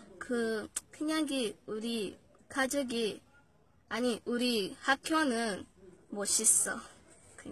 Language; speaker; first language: Korean; non-native, learner; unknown